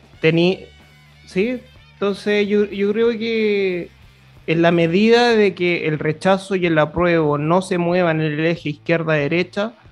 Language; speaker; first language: Spanish; native; Spanish